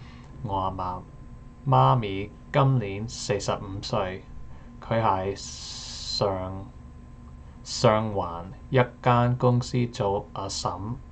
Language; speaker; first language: Cantonese; non-native, learner; English